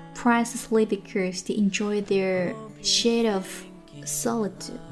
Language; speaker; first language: English; non-native, fluent; Chinese